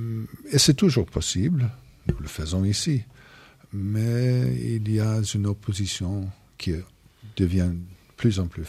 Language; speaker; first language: French; non-native, fluent; English